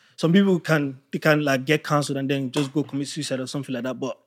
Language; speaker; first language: English; non-native, local second language; Yoruba